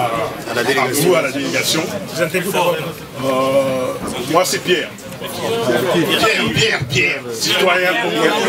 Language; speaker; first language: French; non-native, local second language; Lingala